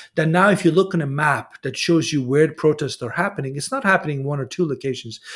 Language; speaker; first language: English; non-native, fluent; Persian